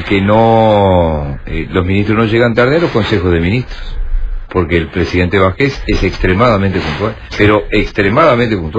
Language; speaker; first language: Spanish; native; Spanish